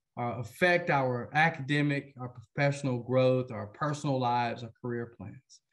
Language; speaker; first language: English; native; English